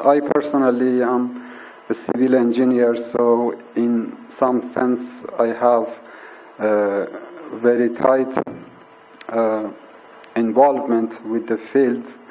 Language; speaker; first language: English; non-native, fluent; Persian